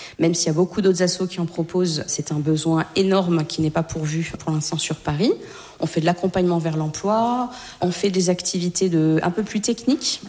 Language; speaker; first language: French; native; French